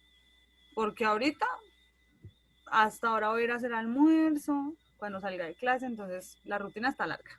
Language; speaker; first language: Spanish; native; Spanish